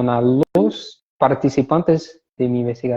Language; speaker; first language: Spanish; non-native, fluent; Portuguese